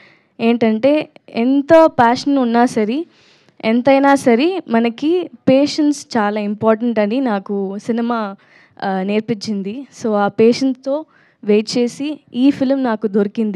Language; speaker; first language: Telugu; non-native, learner; Tamil